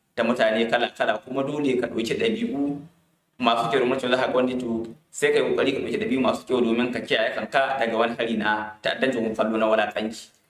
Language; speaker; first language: Hausa; non-native, local second language; Fula